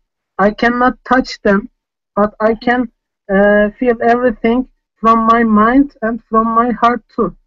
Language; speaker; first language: English; non-native, fluent; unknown